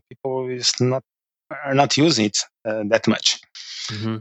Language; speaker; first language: English; non-native, fluent; Portuguese